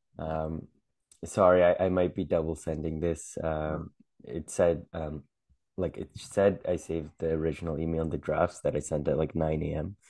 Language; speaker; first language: English; early bilingual, other home language; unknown